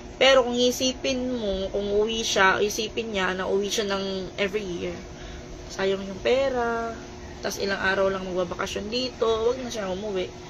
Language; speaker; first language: Filipino; non-native, local second language; Cebuano